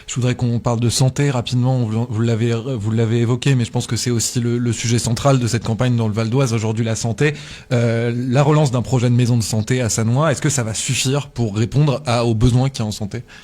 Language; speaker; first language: French; native; French